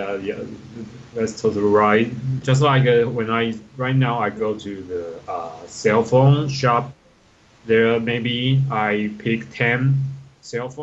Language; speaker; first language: English; non-native, learner; Chinese